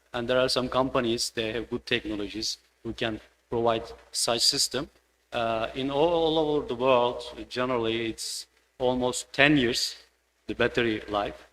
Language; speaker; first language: English; non-native, fluent; Turkish